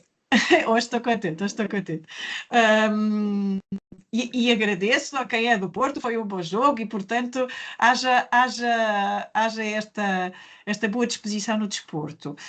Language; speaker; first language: Portuguese; native; Portuguese